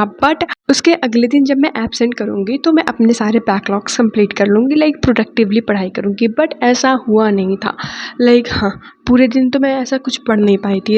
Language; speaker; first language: Hindi; native; Hindi